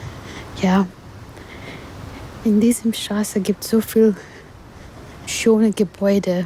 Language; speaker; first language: German; non-native, learner; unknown